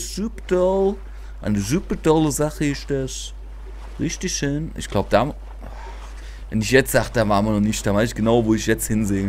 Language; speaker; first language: German; native; German